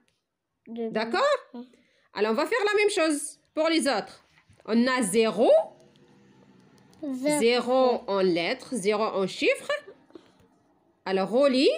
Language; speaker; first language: French; non-native, local second language; Arabic